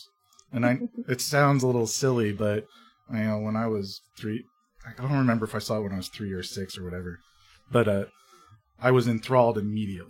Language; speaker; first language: English; native; English